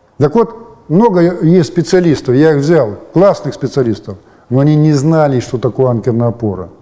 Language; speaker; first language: Russian; native; Russian